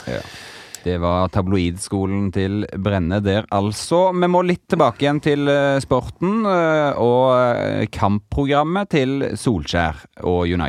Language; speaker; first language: Norwegian; native; Norwegian